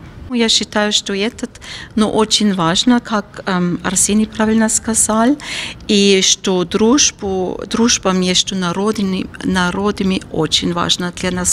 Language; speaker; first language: Russian; non-native, fluent; German